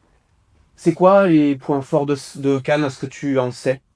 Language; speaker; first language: French; native; French